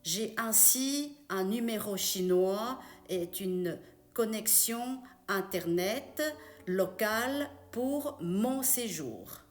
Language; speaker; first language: French; non-native, fluent; Chinese